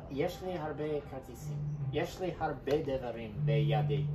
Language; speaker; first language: Hebrew; non-native, learner; English